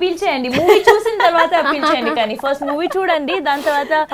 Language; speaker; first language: Telugu; non-native, local second language; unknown